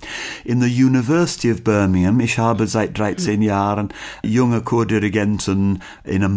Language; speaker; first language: German; non-native, learner; English